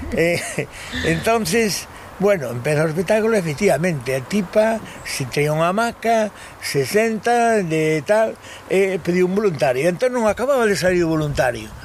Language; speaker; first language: Galician; native; Galician